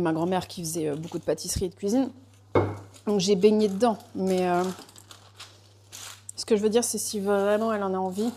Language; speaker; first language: French; native; French